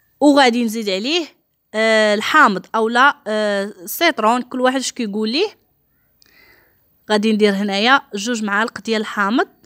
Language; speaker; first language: Arabic; native; Arabic